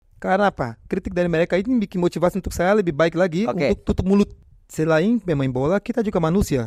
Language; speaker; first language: Indonesian; non-native, fluent; Portuguese